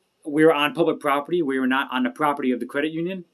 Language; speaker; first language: English; native; English